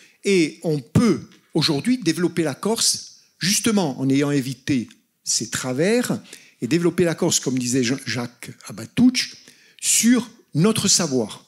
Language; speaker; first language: French; native; French